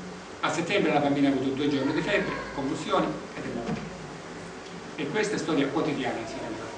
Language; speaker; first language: Italian; native; Italian